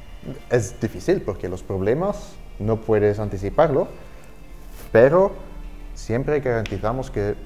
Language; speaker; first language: Spanish; non-native, fluent; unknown